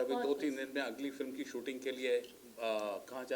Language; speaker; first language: Hindi; native; Hindi